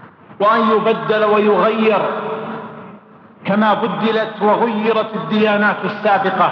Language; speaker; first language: Arabic; native; Arabic